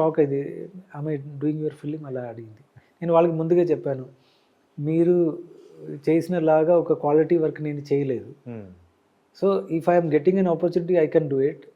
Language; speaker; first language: Telugu; non-native, learner; Malayalam